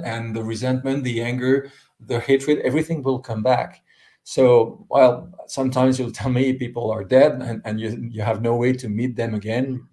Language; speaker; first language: English; non-native, fluent; French